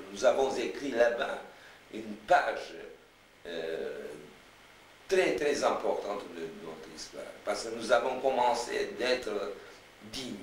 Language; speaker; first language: French; non-native, fluent; Romanian